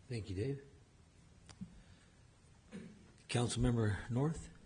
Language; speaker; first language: English; native; English